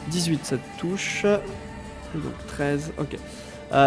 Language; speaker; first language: French; native; French